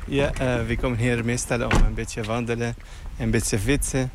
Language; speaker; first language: Dutch; non-native, fluent; Arabic